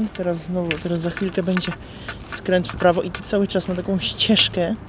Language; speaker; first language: Polish; non-native, fluent; Italian